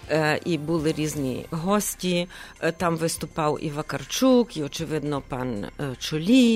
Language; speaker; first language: Ukrainian; early bilingual, heritage; Ukrainian